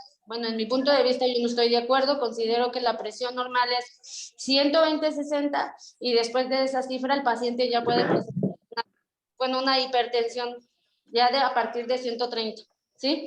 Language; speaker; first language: Spanish; native; Spanish